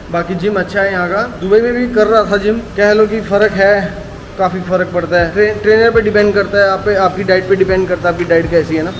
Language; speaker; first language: Hindi; native; Hindi